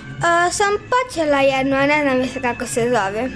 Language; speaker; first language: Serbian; early bilingual, heritage; Serbian